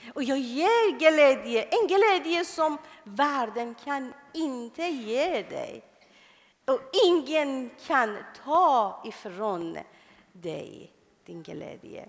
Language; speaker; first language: Swedish; non-native, fluent; Persian